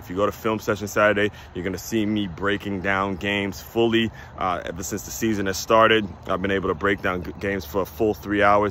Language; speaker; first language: English; native; English